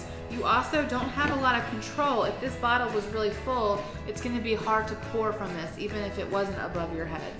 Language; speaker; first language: English; native; English